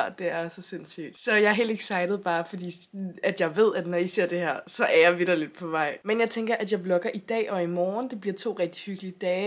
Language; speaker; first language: Danish; native; Danish